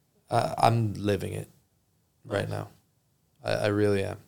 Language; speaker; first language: English; early bilingual, other home language; Spanish